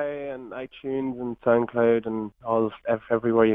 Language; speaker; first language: English; native; English